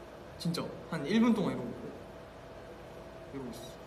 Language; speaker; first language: Korean; native; Korean